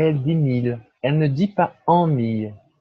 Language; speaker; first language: French; non-native, fluent; Portuguese